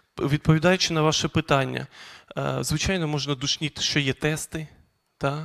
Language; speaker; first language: Ukrainian; non-native, local second language; Russian